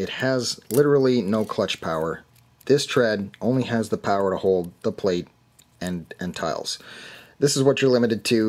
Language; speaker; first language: English; native; English